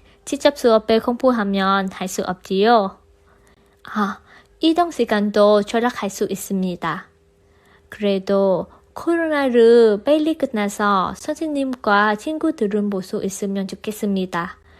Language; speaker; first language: Korean; non-native, learner; Vietnamese